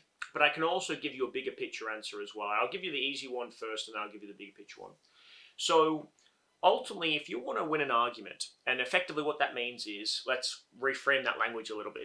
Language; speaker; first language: English; native; English